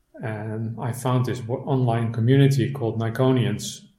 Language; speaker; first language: English; non-native, fluent; Dutch